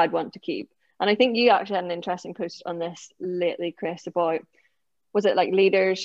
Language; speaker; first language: English; native; English